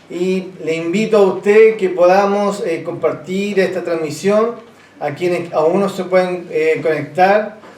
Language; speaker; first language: Spanish; native; Spanish